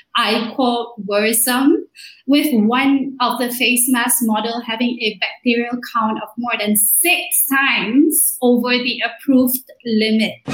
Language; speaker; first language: English; non-native, local second language; Malay